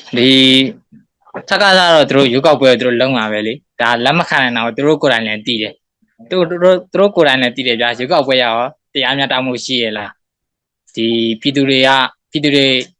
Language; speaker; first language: Burmese; native; Burmese